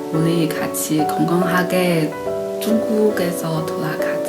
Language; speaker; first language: Korean; non-native, learner; Chinese